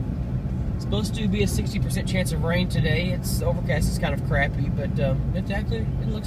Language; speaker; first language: English; native; English